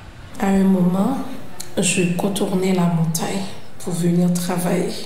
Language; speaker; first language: French; non-native, local second language; Haitian Creole